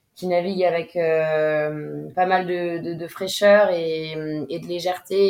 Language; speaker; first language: French; native; French